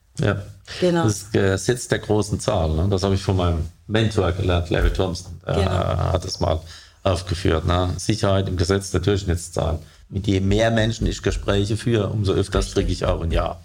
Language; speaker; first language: German; native; German